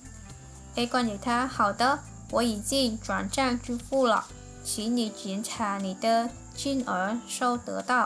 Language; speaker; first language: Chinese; non-native, fluent; Khmer